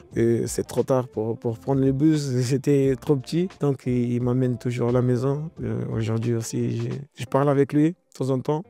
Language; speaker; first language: French; non-native, learner; Portuguese